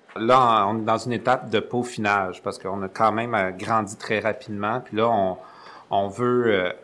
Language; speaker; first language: French; native; French